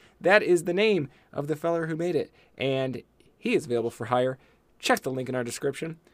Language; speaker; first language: English; native; English